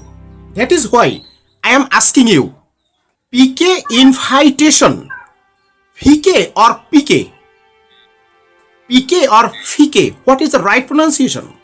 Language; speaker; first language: English; non-native, learner; Bangla